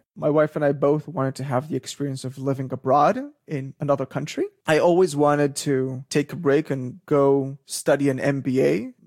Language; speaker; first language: English; non-native, fluent; Hebrew